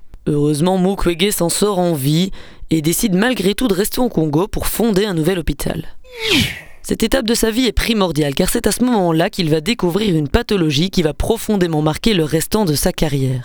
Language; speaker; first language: French; native; French